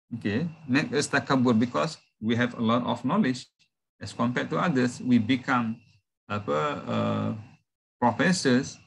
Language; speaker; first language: English; non-native, local second language; Malay